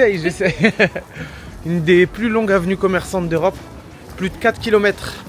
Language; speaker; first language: French; native; French